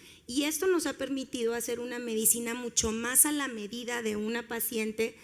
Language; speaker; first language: Spanish; native; Spanish